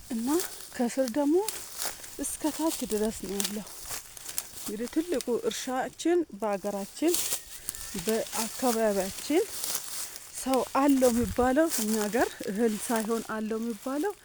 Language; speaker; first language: Amharic; non-native, local second language; Oromo